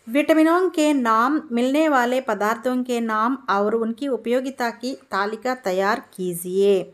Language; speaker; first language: Hindi; non-native, local second language; Telugu